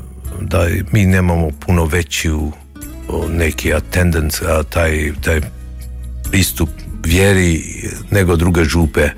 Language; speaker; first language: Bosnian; early bilingual, heritage; Croatian